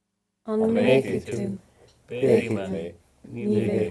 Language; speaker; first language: Irish; non-native, learner; English